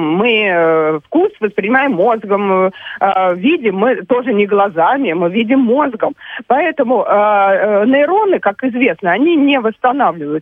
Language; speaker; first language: Russian; native; Russian